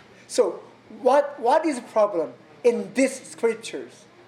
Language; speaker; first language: English; non-native, learner; Korean